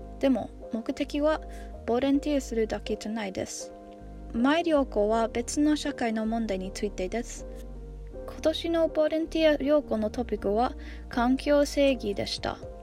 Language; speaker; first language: Japanese; non-native, learner; English